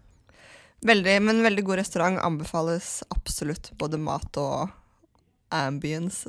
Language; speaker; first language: Norwegian; native; Norwegian